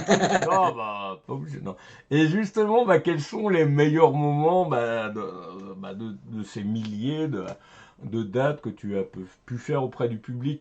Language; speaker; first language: French; native; French